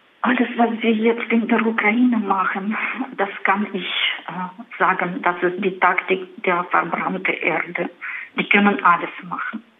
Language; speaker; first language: German; non-native, fluent; Russian